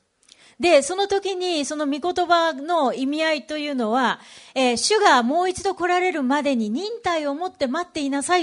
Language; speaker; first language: Japanese; native; Japanese